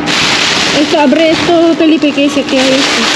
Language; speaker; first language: Spanish; non-native, learner; Filipino